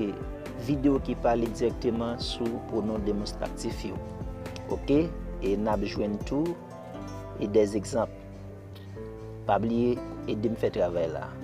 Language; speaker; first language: French; non-native, local second language; Haitian Creole